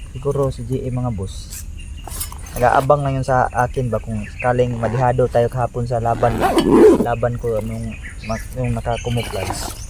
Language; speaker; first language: Filipino; non-native, local second language; Cebuano